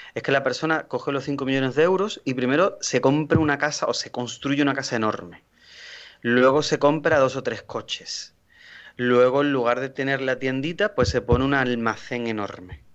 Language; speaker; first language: Spanish; native; Spanish